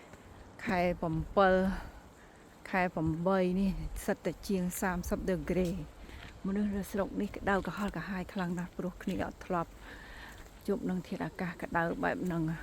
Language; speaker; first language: Khmer; native; Khmer